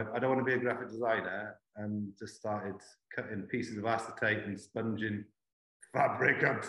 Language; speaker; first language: English; native; English